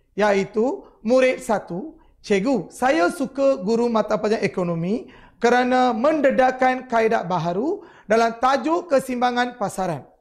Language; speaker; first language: Malay; non-native, local second language; Tamil